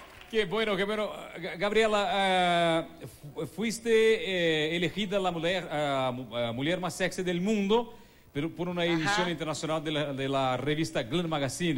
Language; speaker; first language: Spanish; non-native, learner; Portuguese